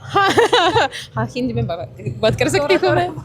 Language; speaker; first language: Hindi; non-native, fluent; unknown